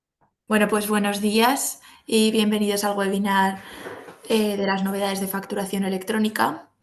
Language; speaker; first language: Spanish; native; Spanish